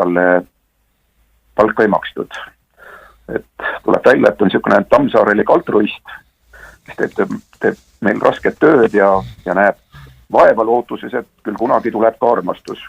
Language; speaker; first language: Estonian; native; Estonian